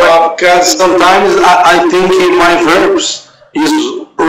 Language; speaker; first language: English; non-native, learner; Portuguese